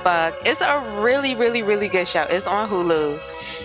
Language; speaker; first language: English; native; English